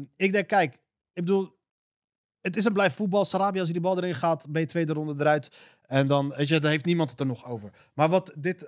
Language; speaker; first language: Dutch; early bilingual, other home language; Arabic